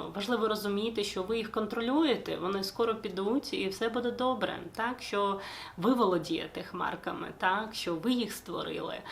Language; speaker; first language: Ukrainian; non-native, local second language; Russian